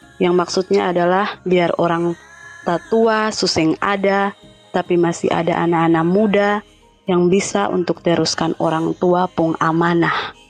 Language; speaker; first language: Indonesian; native; Indonesian